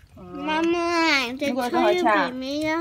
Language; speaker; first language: Chinese; early bilingual, heritage; Chinese